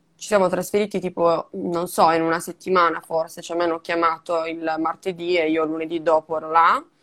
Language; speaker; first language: Italian; native; Italian